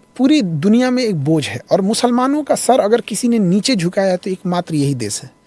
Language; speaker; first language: Hindi; native; Hindi